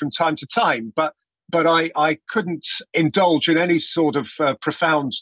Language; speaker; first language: English; native; English